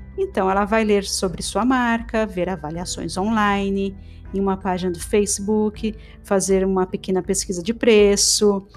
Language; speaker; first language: Portuguese; native; Portuguese